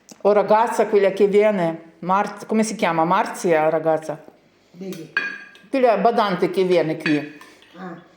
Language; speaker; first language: Italian; non-native, learner; Ukrainian